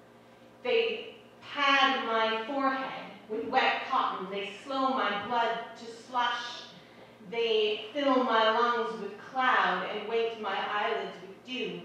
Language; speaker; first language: English; native; English